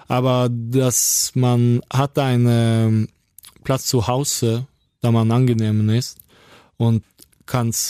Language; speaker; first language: German; non-native, learner; Norwegian